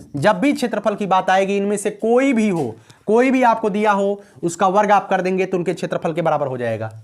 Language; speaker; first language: Hindi; native; Hindi